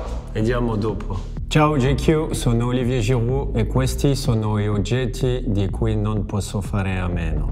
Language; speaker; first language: Italian; non-native, fluent; French